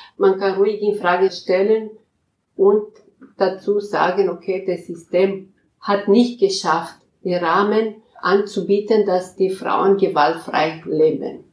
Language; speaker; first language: German; non-native, fluent; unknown